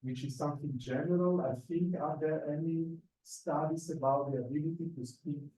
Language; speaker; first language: English; non-native, fluent; Italian